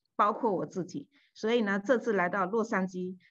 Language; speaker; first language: Chinese; native; Chinese